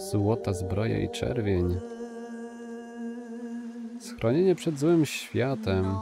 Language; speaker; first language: Polish; native; Polish